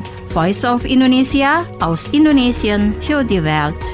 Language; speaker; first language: German; non-native, fluent; Indonesian